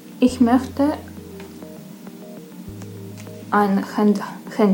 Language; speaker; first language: German; non-native, learner; Russian